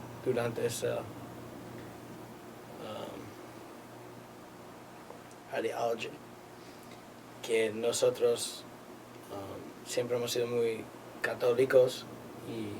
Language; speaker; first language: Spanish; native; Spanish